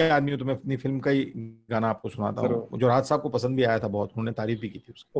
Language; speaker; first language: Hindi; native; Hindi